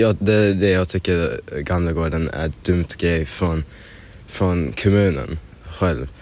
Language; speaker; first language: Swedish; early bilingual, other home language; Arabic